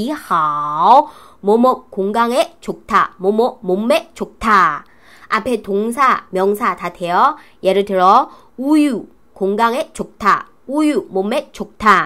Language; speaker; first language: Korean; non-native, fluent; Chinese